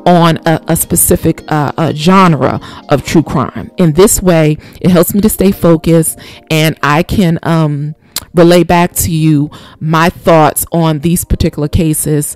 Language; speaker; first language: English; native; English